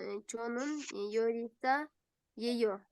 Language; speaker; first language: Korean; non-native, learner; Kyrgyz